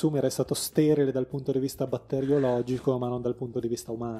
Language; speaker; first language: Italian; native; Italian